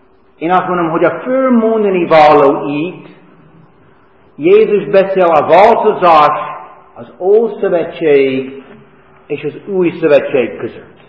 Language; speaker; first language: Hungarian; non-native, fluent; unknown